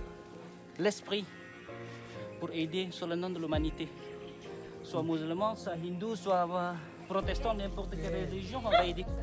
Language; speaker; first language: French; non-native, learner; Indonesian